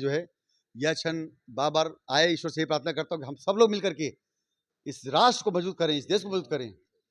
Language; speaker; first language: Hindi; native; Hindi